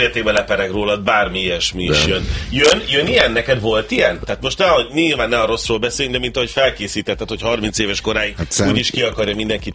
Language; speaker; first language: Hungarian; native; Hungarian